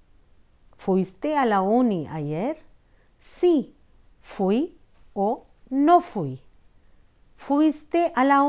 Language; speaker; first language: Spanish; non-native, fluent; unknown